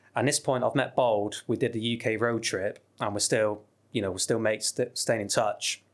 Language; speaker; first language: English; native; English